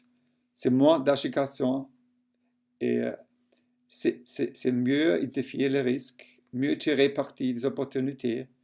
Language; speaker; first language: French; non-native, local second language; German